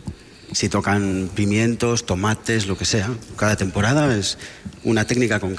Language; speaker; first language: Spanish; non-native, local second language; Catalan